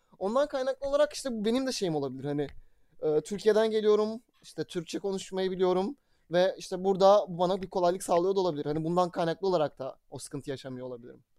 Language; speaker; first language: Turkish; native; Turkish